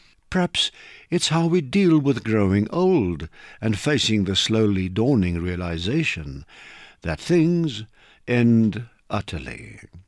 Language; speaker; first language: English; non-native, local second language; Afrikaans